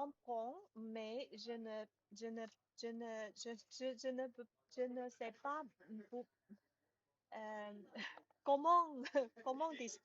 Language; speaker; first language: French; non-native, learner; Chinese